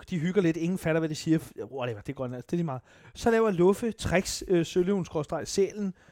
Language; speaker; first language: Danish; native; Danish